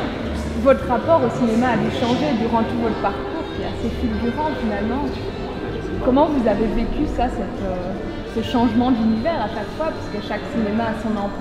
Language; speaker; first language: French; native; French